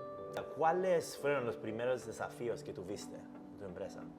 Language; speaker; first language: Spanish; non-native, learner; English